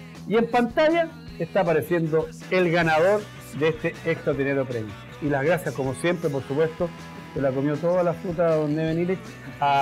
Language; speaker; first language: Spanish; native; Spanish